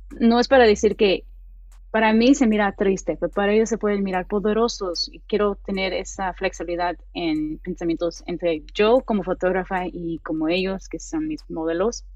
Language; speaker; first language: Spanish; early bilingual, heritage; Spanish